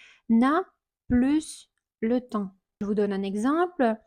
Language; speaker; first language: French; non-native, fluent; Russian